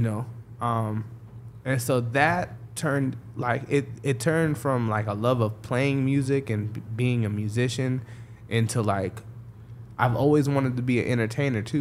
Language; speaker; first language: English; native; English